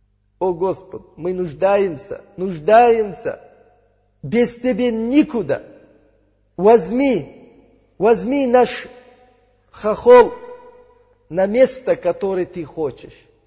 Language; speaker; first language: Russian; non-native, learner; Uzbek